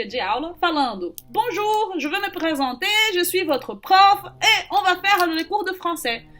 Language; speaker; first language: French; non-native, fluent; Portuguese